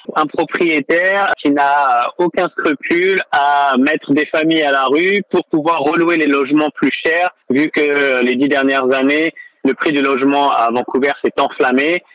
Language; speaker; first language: French; native; French